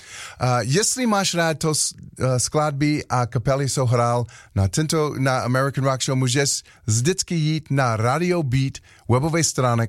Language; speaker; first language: Czech; non-native, learner; English